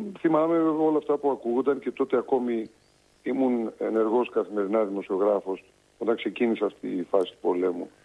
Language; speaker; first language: Greek; native; Greek